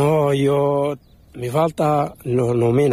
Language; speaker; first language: Spanish; non-native, learner; Arabic